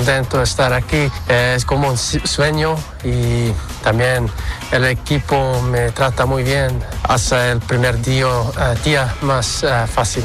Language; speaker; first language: Spanish; early bilingual, heritage; Spanish